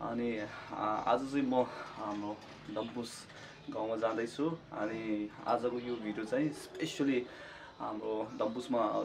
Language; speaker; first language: Nepali; non-native, local second language; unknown